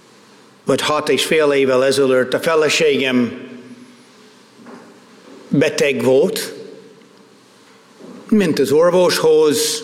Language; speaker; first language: Hungarian; non-native, fluent; English